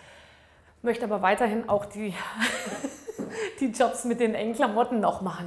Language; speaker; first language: German; native; German